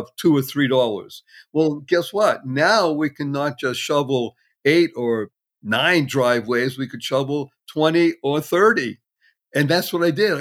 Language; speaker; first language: English; native; English